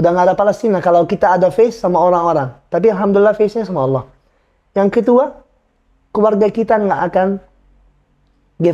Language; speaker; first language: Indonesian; non-native, fluent; Arabic